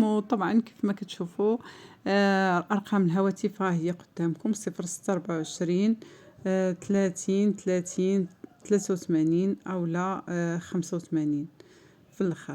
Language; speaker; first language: Arabic; native; Arabic